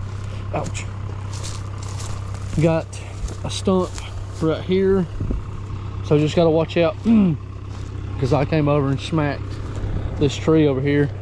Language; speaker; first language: English; native; English